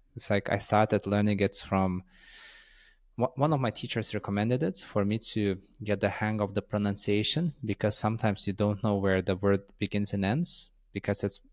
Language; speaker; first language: English; non-native, fluent; Lithuanian